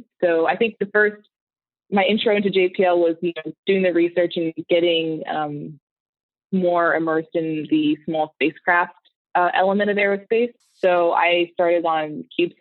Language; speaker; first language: English; native; English